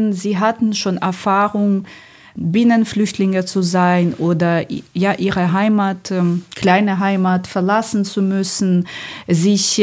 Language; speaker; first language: German; non-native, fluent; Ukrainian